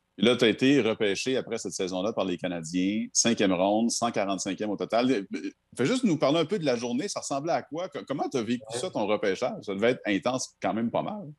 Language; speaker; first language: French; native; French